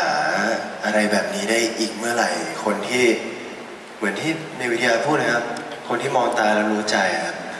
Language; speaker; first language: Thai; native; Thai